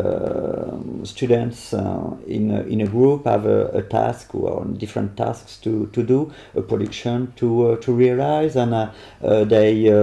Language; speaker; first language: English; non-native, learner; French